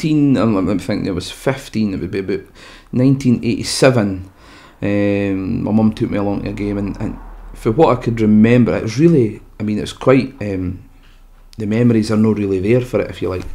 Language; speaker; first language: English; native; English